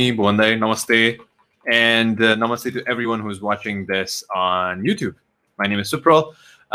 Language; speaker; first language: English; non-native, local second language; Nepali